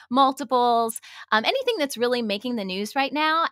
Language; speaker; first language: English; native; English